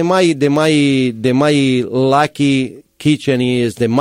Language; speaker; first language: English; non-native, learner; Italian